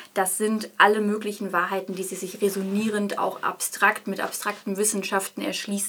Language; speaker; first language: German; native; German